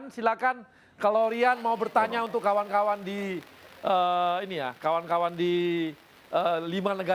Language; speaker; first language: Indonesian; native; Indonesian